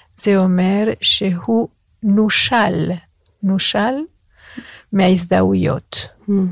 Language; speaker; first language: Hebrew; non-native, fluent; Spanish